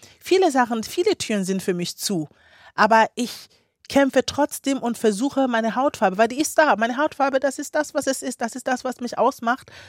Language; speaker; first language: German; early bilingual, other home language; Akan